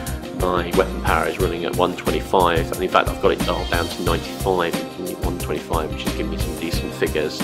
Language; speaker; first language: English; native; English